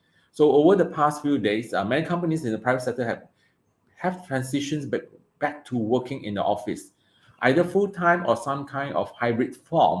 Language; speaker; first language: English; non-native, local second language; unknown